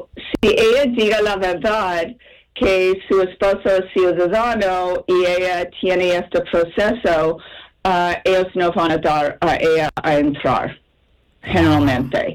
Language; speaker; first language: Spanish; non-native, fluent; English